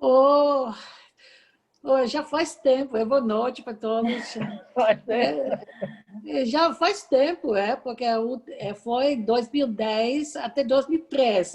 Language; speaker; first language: Portuguese; non-native, fluent; Dutch